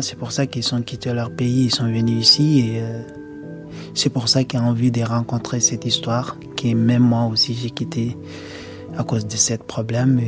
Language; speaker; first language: French; non-native, learner; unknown